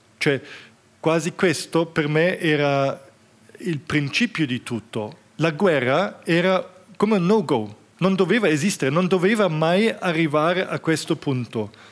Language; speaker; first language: Italian; non-native, fluent; German